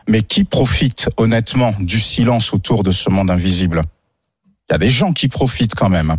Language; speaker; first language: French; native; French